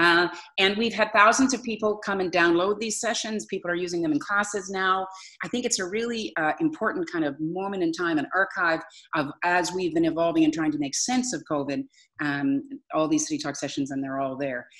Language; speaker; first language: English; native; English